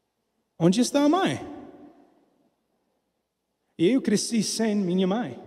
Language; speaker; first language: Portuguese; non-native, learner; English